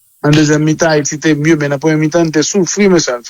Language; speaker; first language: French; non-native, local second language; Haitian Creole